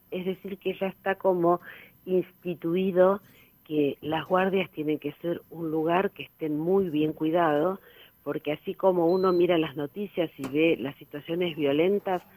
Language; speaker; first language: Spanish; native; Spanish